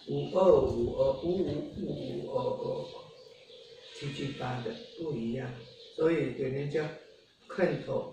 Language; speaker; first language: Chinese; non-native, local second language; Hakka Chinese